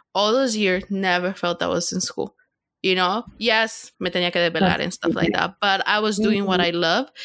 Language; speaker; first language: English; non-native, fluent; Spanish